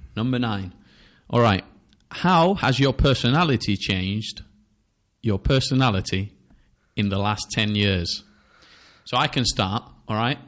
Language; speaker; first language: English; native; English